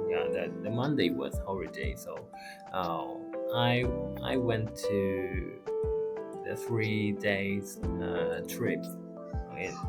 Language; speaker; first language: English; non-native, learner; Japanese